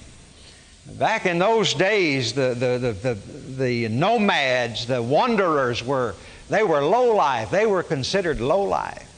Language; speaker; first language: English; native; English